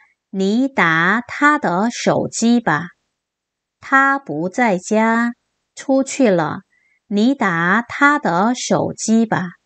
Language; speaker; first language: Chinese; non-native, fluent; Korean